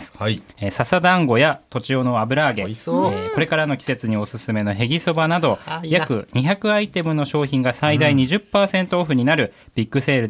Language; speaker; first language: Japanese; native; Japanese